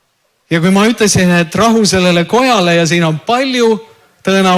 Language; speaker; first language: Estonian; native; Estonian